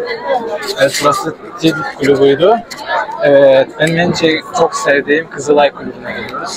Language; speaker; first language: Turkish; non-native, fluent; Kyrgyz